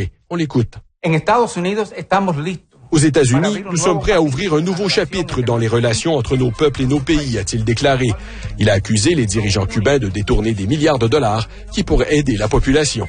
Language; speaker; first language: French; native; French